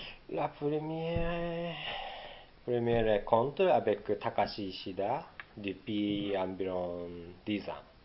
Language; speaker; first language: French; non-native, learner; Japanese